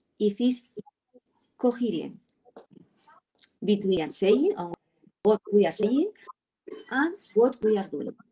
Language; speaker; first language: English; non-native, learner; Spanish